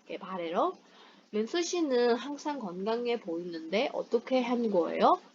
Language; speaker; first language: Korean; non-native, fluent; Burmese